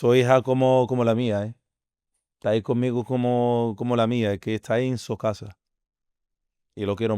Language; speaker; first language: Spanish; non-native, fluent; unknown